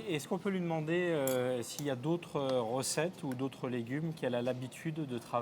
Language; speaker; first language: French; native; French